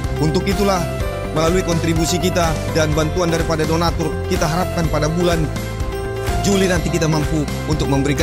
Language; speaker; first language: Indonesian; native; Indonesian